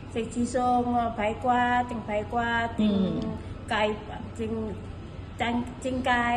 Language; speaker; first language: Cantonese; non-native, learner; Indonesian